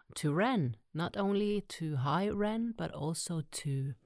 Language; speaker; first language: English; non-native, fluent; Norwegian